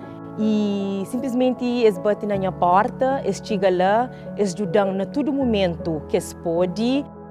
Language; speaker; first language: Portuguese; non-native, local second language; Kabuverdianu